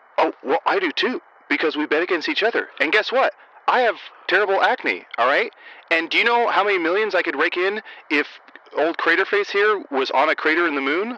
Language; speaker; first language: English; native; English